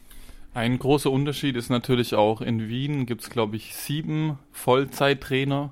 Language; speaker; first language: German; native; German